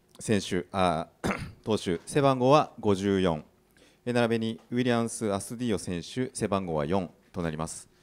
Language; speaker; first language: Japanese; native; Japanese